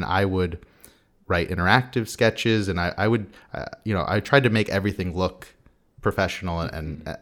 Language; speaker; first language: English; native; English